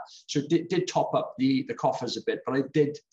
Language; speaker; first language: English; native; English